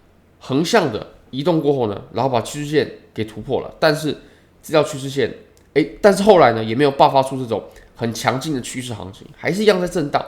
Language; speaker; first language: Chinese; native; Chinese